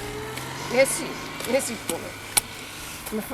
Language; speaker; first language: French; non-native, fluent; English